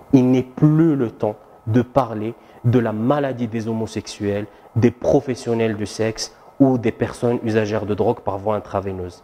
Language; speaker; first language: French; non-native, local second language; Arabic